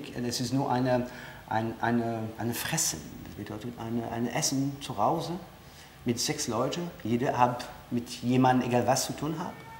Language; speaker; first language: German; non-native, learner; French